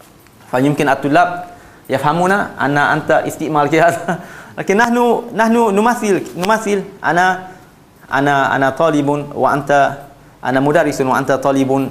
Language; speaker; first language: Arabic; non-native, fluent; Malay